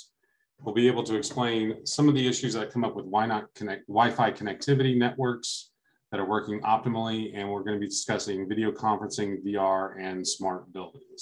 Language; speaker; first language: English; native; English